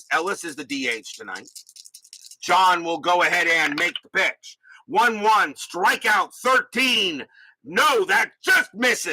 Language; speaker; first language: English; native; English